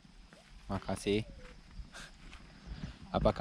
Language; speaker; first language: Indonesian; non-native, learner; Romanian